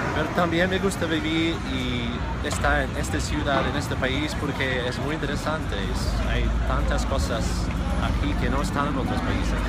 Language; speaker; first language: Spanish; non-native, fluent; English